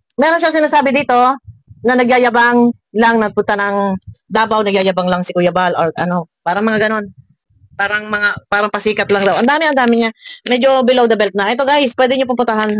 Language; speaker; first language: Filipino; native; Filipino